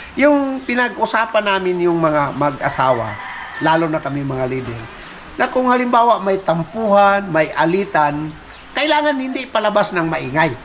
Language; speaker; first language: Filipino; non-native, local second language; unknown